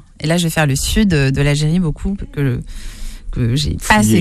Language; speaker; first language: French; native; French